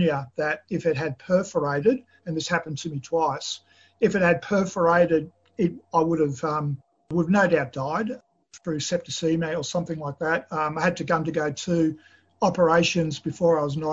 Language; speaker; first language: English; native; English